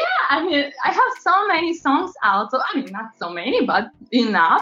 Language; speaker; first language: English; non-native, fluent; Latvian